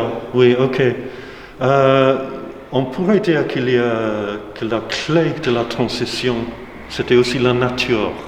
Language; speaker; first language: French; non-native, fluent; English